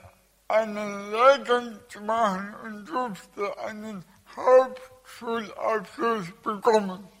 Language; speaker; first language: German; early bilingual, other home language; Russian